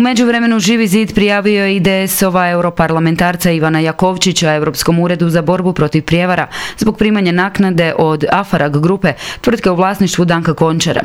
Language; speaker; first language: Croatian; native; Croatian